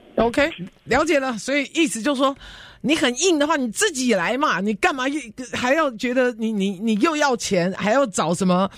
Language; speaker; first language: Chinese; native; Chinese